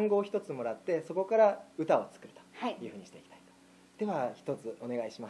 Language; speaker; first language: Japanese; native; Japanese